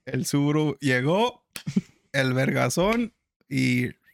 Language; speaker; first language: Spanish; early bilingual, other home language; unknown